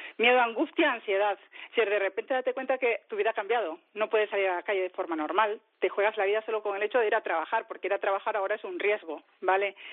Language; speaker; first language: Spanish; native; Spanish